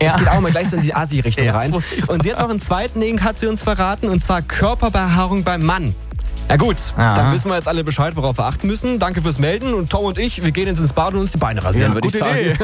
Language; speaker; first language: German; native; German